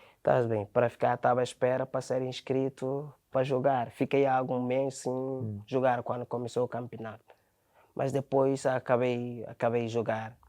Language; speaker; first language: Portuguese; non-native, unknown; Akan